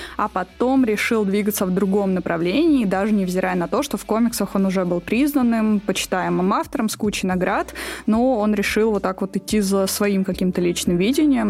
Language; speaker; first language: Russian; native; Russian